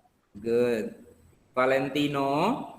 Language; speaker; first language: English; non-native, learner; Indonesian